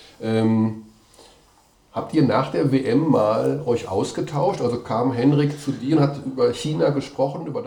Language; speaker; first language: German; native; German